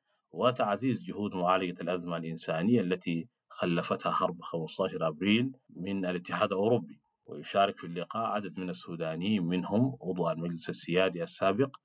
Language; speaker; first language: Arabic; native; Arabic